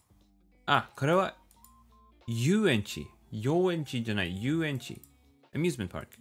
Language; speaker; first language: Japanese; non-native, learner; English